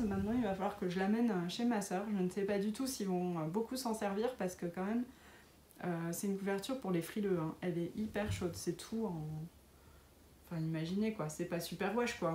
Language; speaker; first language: French; native; French